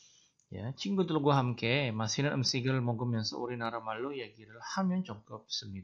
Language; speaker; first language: Korean; non-native, fluent; Indonesian